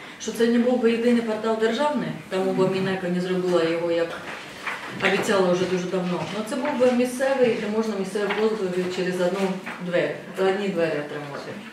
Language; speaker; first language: Ukrainian; non-native, fluent; Estonian